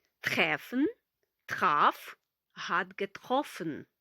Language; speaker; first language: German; non-native, fluent; Ukrainian